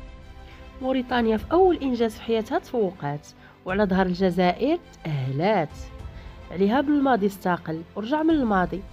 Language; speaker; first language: Arabic; native; Arabic